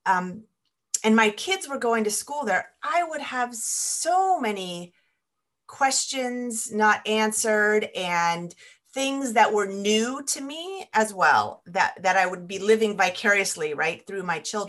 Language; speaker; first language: English; native; English